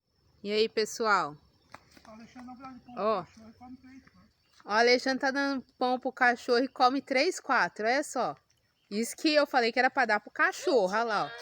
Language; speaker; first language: Portuguese; native; Portuguese